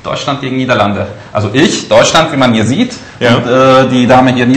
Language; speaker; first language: German; native; German